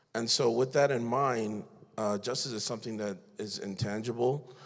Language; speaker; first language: English; native; English